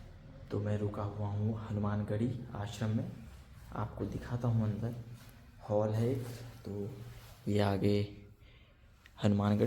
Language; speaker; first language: Hindi; native; Hindi